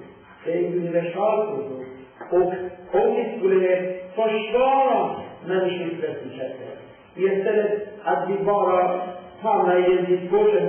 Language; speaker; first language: Swedish; non-native, fluent; Persian